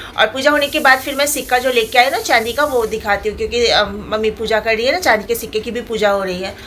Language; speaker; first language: Hindi; non-native, local second language; Bangla